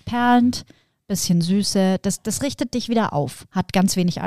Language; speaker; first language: German; native; German